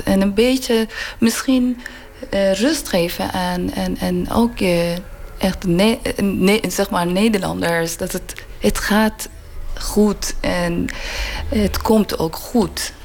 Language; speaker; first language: Dutch; non-native, learner; Persian